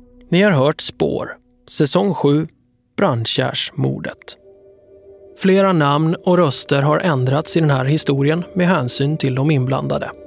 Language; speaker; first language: Swedish; native; Swedish